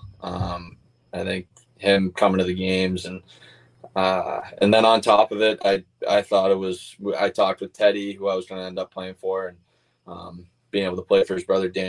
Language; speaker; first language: English; native; English